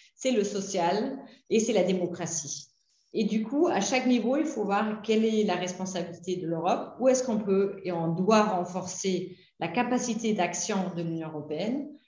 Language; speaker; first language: French; non-native, fluent; German